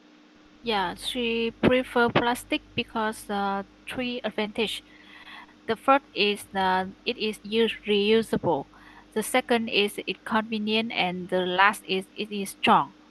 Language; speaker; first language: English; non-native, learner; Vietnamese